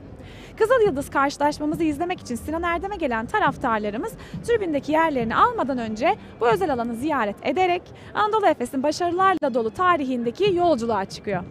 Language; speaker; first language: Turkish; native; Turkish